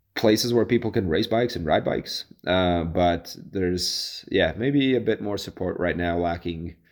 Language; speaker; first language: English; non-native, fluent; Latvian